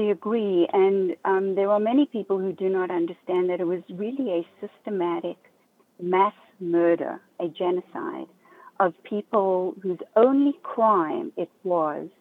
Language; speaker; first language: English; native; English